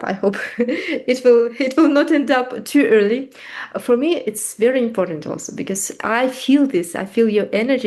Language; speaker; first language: English; non-native, fluent; Russian